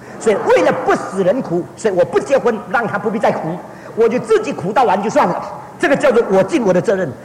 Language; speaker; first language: Chinese; early bilingual, heritage; Chinese